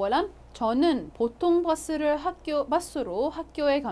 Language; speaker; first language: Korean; non-native, fluent; Arabic